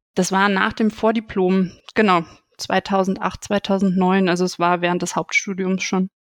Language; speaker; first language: German; native; German